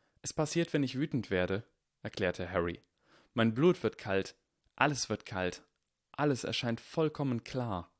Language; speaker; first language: German; native; German